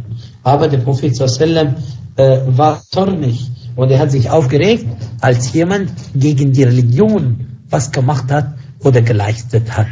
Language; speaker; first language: German; non-native, fluent; Arabic